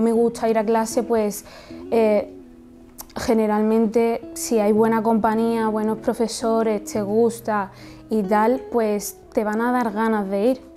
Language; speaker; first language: Spanish; early bilingual, other home language; Arabic